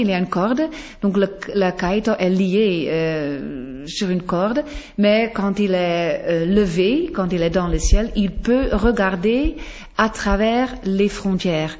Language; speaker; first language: French; non-native, fluent; Western Frisian